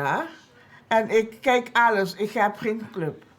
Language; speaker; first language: Dutch; non-native, local second language; Papiamento